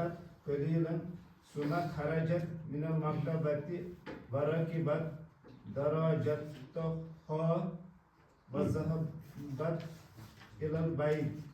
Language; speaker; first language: Arabic; non-native, learner; Kashmiri